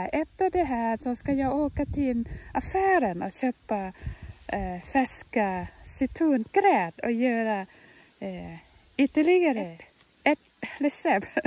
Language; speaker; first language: Swedish; non-native, fluent; Thai